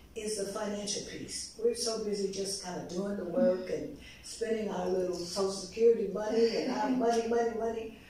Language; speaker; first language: English; native; English